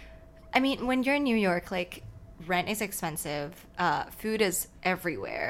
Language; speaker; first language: English; non-native, local second language; Cantonese